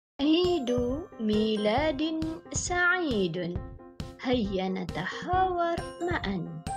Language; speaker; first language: Arabic; non-native, fluent; Malay